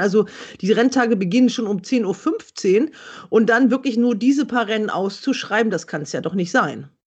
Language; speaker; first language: German; native; German